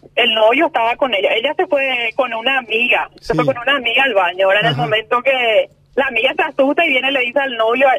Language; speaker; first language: Spanish; native; Spanish